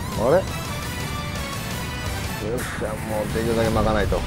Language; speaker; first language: Japanese; native; Japanese